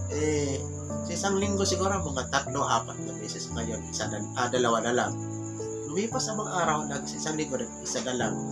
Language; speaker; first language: Filipino; non-native, local second language; Cebuano